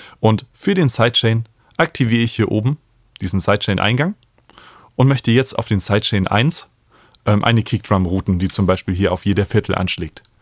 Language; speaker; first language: German; native; German